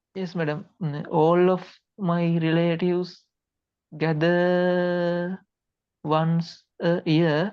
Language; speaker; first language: English; non-native, learner; Sinhala